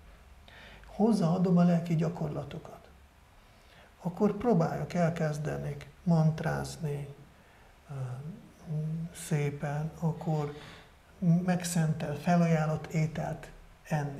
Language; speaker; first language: Hungarian; non-native, fluent; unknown